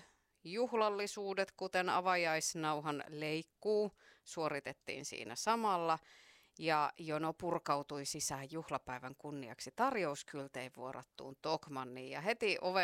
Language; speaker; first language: Finnish; native; Finnish